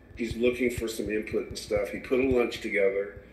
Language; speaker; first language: English; native; English